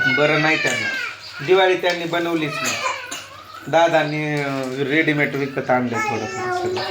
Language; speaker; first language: Marathi; native; Marathi